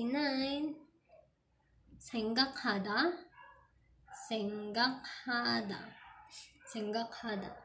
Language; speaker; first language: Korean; non-native, fluent; Filipino